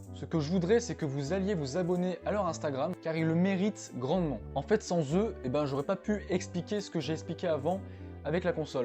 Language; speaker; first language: French; native; French